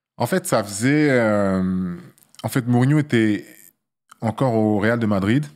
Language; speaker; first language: French; early bilingual, other home language; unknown